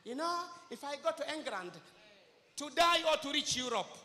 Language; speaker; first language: English; non-native, local second language; Swahili